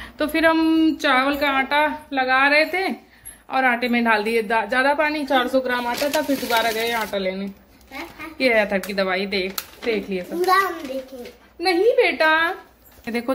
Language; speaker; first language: Hindi; native; Hindi